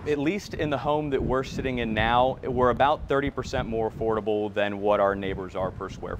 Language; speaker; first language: English; native; English